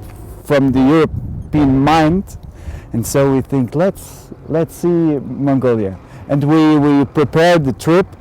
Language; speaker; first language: English; non-native, learner; German